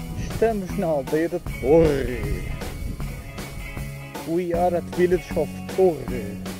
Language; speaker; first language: English; non-native, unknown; Portuguese